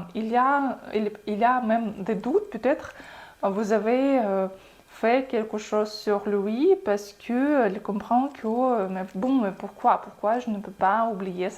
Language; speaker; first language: French; non-native, fluent; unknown